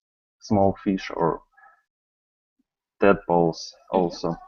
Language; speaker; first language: English; non-native, learner; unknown